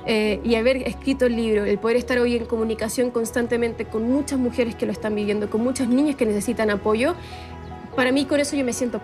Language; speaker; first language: Spanish; native; Spanish